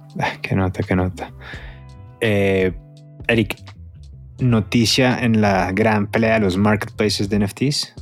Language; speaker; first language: Spanish; native; Spanish